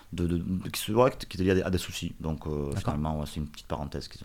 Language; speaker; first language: French; early bilingual, other home language; Russian